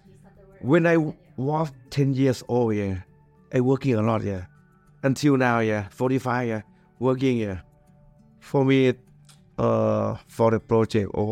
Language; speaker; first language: English; non-native, learner; Thai